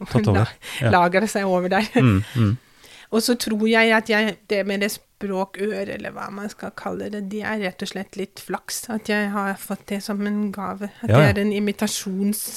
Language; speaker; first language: Norwegian; non-native, fluent; German